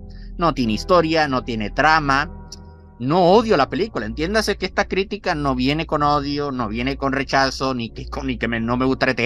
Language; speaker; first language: Spanish; native; Spanish